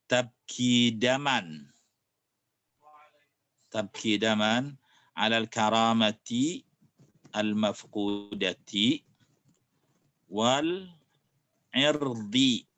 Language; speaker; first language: Arabic; non-native, fluent; Indonesian